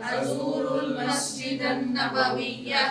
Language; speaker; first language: Arabic; non-native, learner; Urdu